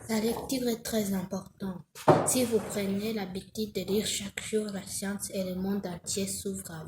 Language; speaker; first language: French; non-native, local second language; Kinyarwanda